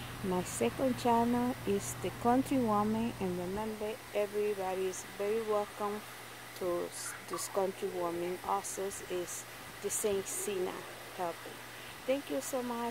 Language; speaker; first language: English; non-native, learner; Spanish